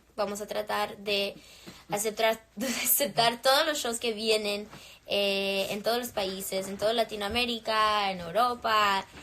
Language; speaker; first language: Spanish; early bilingual, other home language; English